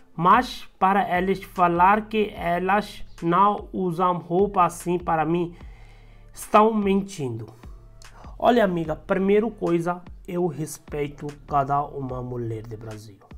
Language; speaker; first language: Portuguese; non-native, learner; Hindi